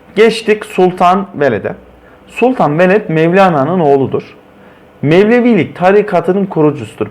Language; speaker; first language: Turkish; native; Turkish